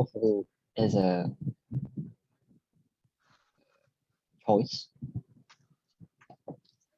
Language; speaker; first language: English; non-native, learner; Korean